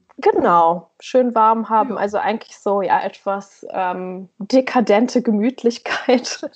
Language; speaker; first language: German; native; German